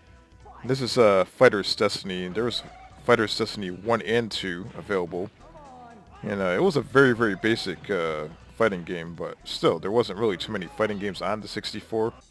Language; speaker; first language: English; native; English